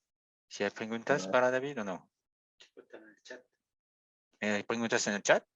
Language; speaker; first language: Spanish; non-native, learner; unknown